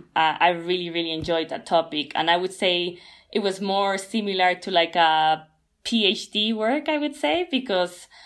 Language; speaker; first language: English; non-native, fluent; Spanish